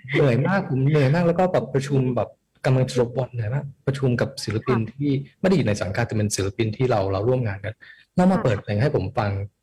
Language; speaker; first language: Thai; early bilingual, heritage; Thai